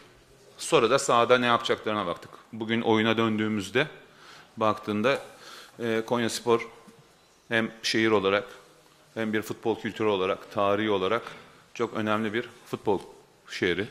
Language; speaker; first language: Turkish; native; Turkish